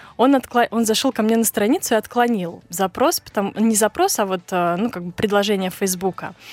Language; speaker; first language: Russian; native; Russian